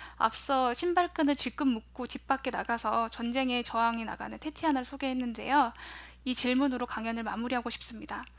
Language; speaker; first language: Korean; native; Korean